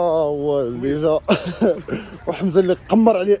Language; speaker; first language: Arabic; native; Arabic